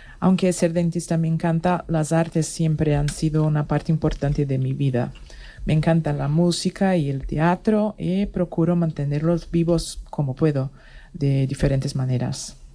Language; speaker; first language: Spanish; non-native, fluent; Portuguese